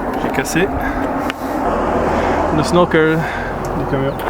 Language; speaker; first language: French; native; French